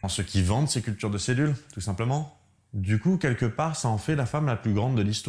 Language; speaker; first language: French; native; French